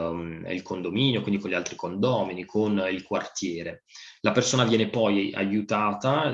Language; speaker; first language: Italian; native; Italian